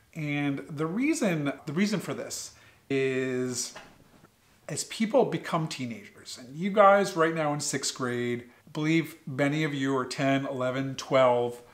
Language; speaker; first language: English; native; English